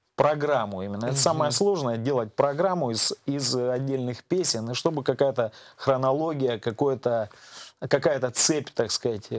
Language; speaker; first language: Russian; native; Russian